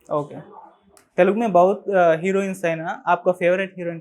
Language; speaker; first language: Hindi; non-native, local second language; Telugu